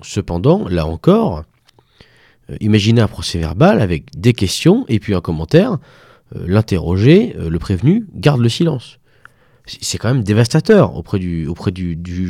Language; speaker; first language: French; native; French